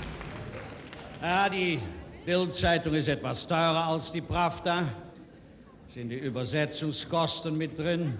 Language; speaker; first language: German; native; German